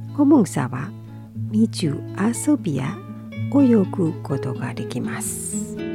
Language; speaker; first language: Japanese; non-native, fluent; Indonesian